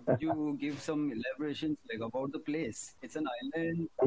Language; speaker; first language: English; non-native, local second language; Hindi